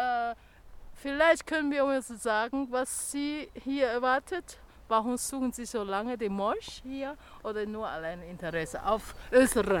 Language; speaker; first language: German; non-native, learner; Chinese